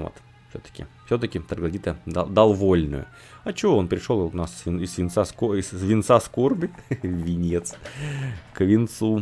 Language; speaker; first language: Russian; native; Russian